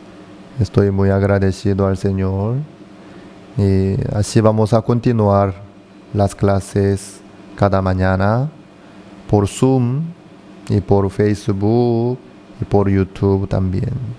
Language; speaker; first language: Spanish; non-native, fluent; Korean